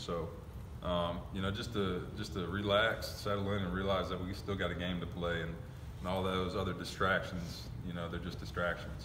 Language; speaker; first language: English; native; English